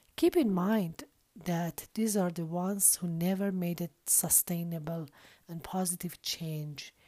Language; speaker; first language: English; non-native, fluent; Persian